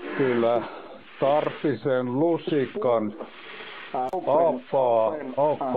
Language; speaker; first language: Finnish; non-native, learner; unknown